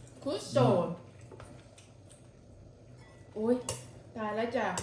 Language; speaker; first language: Dutch; non-native, learner; Thai